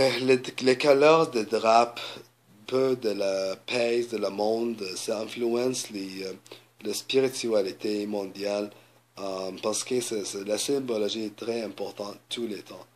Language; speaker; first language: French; non-native, learner; English